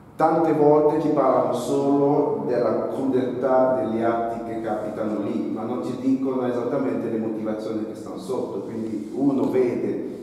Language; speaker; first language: Italian; non-native, fluent; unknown